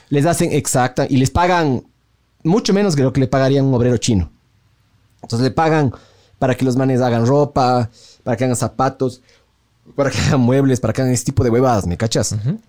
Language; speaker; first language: Spanish; native; Spanish